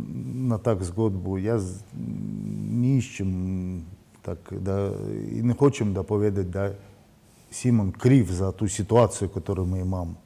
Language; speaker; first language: Slovenian; non-native, learner; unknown